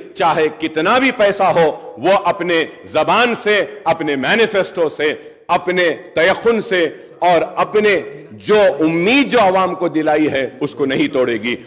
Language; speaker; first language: Urdu; native; Urdu